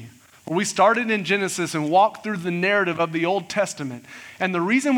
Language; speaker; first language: English; native; English